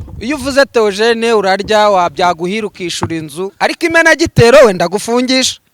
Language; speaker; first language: Kinyarwanda; native; Kinyarwanda